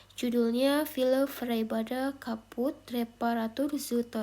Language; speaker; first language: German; non-native, fluent; Indonesian